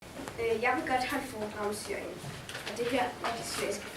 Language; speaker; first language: Danish; early bilingual, heritage; Danish